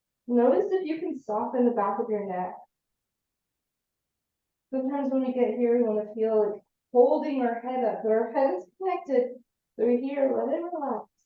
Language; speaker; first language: English; native; English